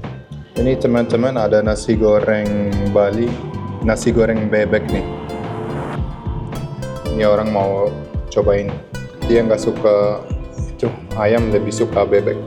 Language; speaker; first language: Indonesian; non-native, fluent; Arabic